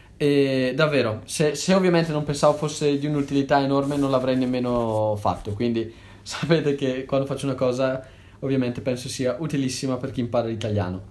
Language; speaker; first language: Italian; native; Italian